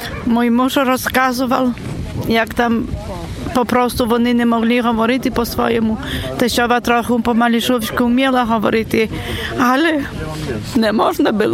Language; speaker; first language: Polish; non-native, local second language; Ukrainian